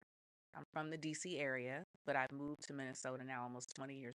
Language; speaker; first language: English; native; English